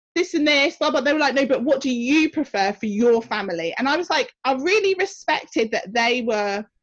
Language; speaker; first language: English; native; English